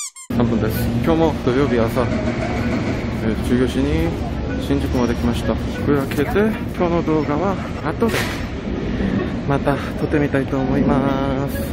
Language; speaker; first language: Japanese; non-native, fluent; Korean